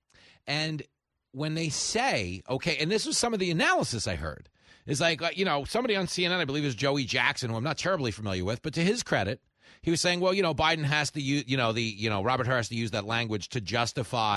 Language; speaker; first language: English; native; English